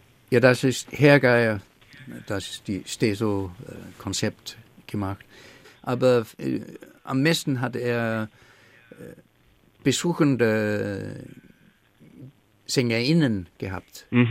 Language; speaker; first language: German; non-native, fluent; Faroese